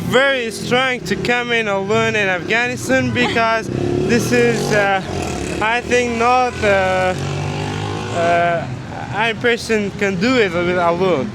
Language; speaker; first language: English; non-native, fluent; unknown